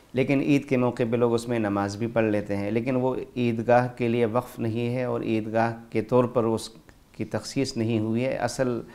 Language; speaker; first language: Urdu; native; Urdu